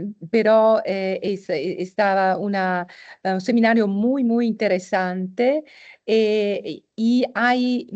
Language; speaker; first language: Spanish; non-native, fluent; Italian